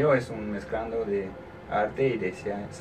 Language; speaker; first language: Spanish; non-native, learner; French